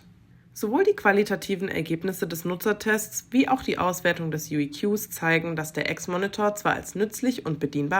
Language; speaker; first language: German; native; German